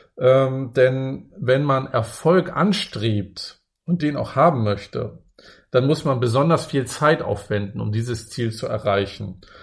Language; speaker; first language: German; native; German